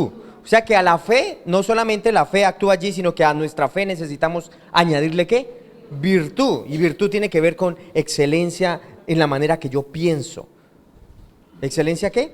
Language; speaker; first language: Spanish; native; Spanish